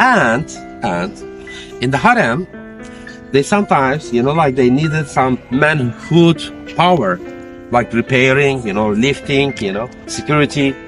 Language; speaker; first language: English; non-native, fluent; Turkish